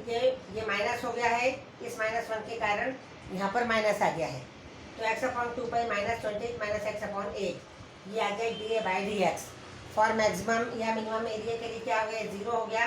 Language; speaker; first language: Hindi; native; Hindi